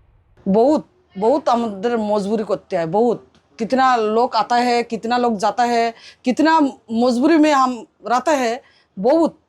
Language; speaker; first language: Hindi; non-native, local second language; Bangla